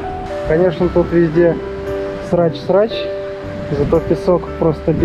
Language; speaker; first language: Russian; native; Russian